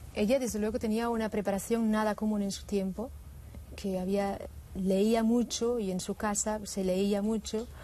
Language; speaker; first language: Spanish; non-native, fluent; Swiss German